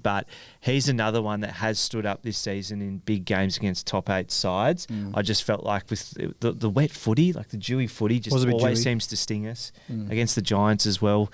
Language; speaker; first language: English; native; English